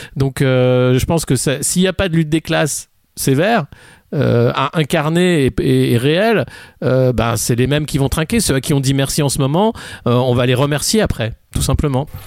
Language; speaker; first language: French; native; French